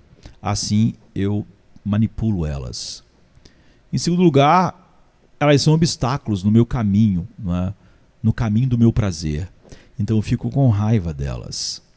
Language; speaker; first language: Portuguese; native; Portuguese